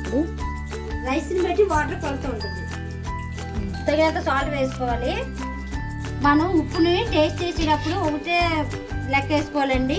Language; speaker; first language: Telugu; native; Telugu